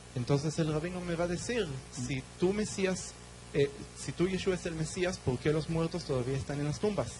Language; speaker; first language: Spanish; early bilingual, heritage; Hebrew